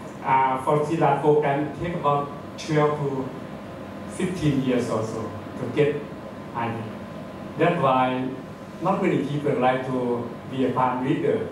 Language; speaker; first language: English; non-native, fluent; Thai